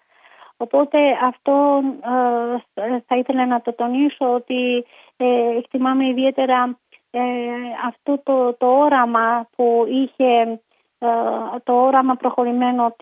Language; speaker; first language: Greek; non-native, fluent; Albanian